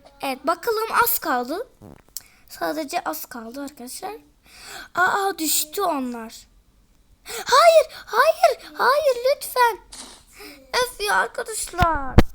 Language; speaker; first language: Turkish; early bilingual, heritage; Turkish